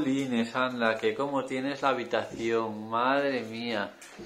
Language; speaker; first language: Spanish; native; Spanish